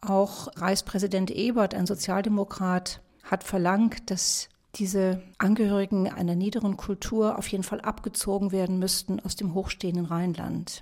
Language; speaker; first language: German; native; German